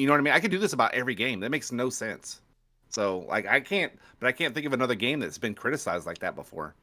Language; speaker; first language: English; native; English